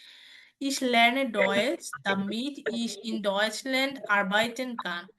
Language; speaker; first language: German; non-native, fluent; Bangla